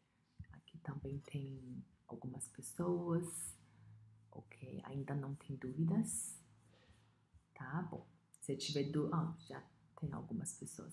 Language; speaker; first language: Portuguese; non-native, fluent; Chinese